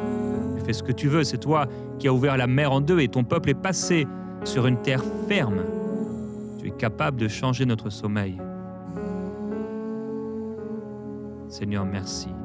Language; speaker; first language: French; native; French